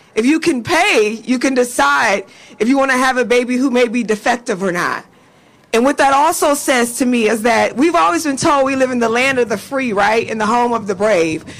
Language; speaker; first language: English; native; English